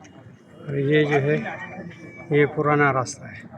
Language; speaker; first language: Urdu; non-native, local second language; Pashto